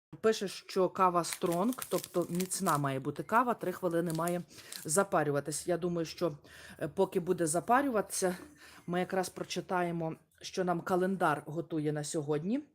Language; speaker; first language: Ukrainian; native; Ukrainian